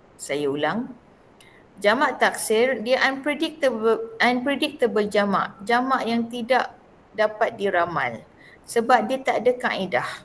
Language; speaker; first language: Malay; native; Malay